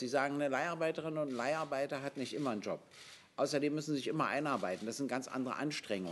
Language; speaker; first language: German; native; German